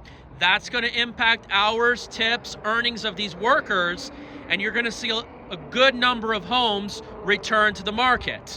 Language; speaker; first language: English; native; English